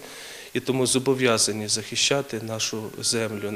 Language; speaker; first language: Ukrainian; native; Ukrainian